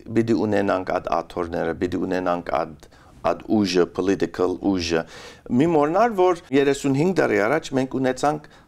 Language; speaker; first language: Armenian; early bilingual, heritage; Armenian